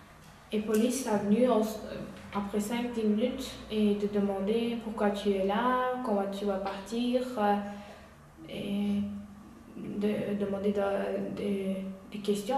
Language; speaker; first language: French; non-native, learner; Uyghur